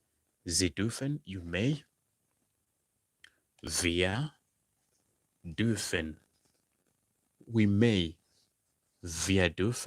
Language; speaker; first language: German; non-native, fluent; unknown